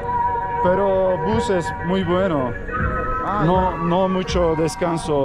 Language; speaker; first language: Spanish; non-native, learner; Turkish